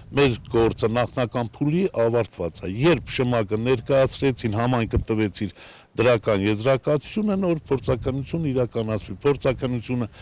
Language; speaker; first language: Armenian; native; Armenian